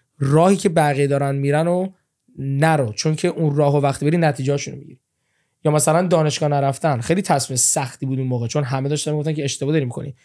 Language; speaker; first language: Persian; early bilingual, heritage; Persian